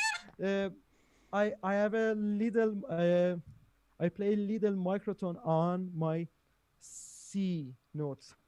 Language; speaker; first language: English; non-native, learner; Persian